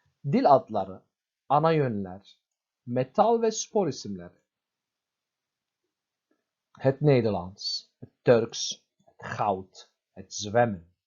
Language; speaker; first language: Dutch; non-native, fluent; Turkish